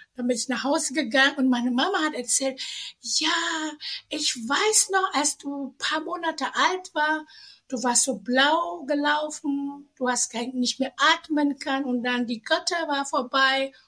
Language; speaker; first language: German; non-native, fluent; Indonesian